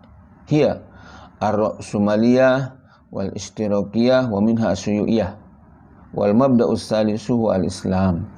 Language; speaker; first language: Arabic; non-native, fluent; Indonesian